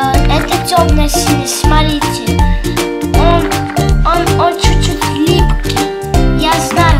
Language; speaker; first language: Russian; early bilingual, heritage; Russian